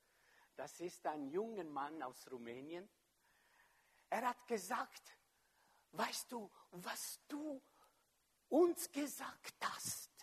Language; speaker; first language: German; non-native, fluent; French